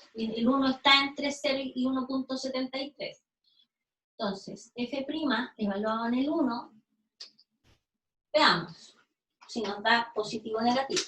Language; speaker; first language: Spanish; native; Spanish